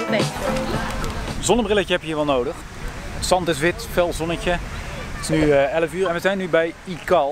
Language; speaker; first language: Dutch; native; Dutch